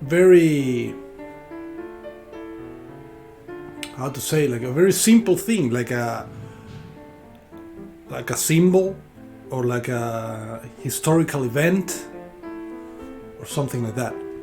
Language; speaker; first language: English; non-native, fluent; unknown